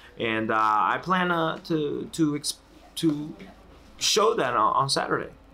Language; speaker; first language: English; early bilingual, other home language; Spanish